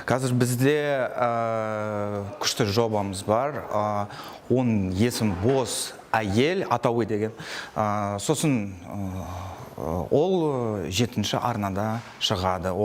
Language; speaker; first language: Kazakh; non-native, local second language; Russian